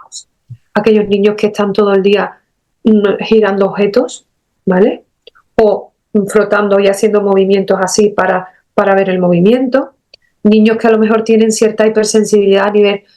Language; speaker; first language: Spanish; native; Spanish